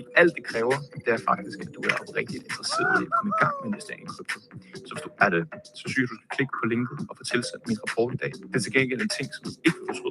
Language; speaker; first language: Danish; native; Danish